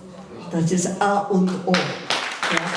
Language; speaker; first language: German; non-native, fluent; Kurdish